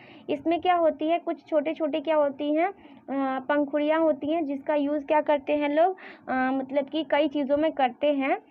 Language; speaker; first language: Hindi; native; Hindi